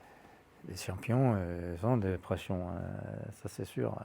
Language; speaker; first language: French; non-native, fluent; Danish